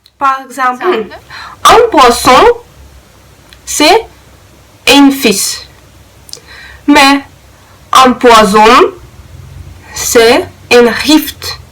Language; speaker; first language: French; non-native, learner; Russian